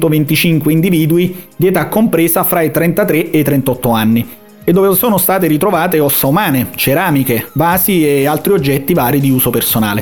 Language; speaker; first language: Italian; native; Italian